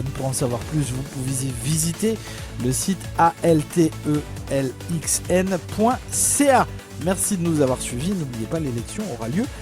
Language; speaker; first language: French; native; French